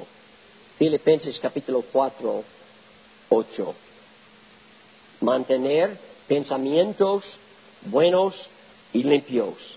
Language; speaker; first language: Spanish; non-native, learner; English